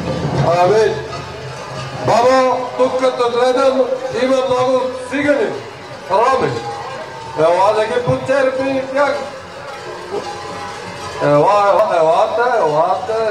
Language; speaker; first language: Bulgarian; native; Bulgarian